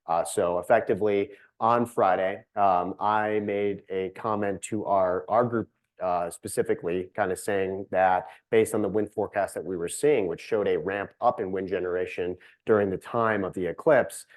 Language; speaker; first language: English; native; English